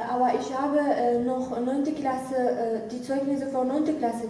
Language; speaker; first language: German; non-native, learner; Arabic